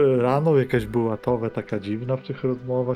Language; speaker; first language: Polish; native; Polish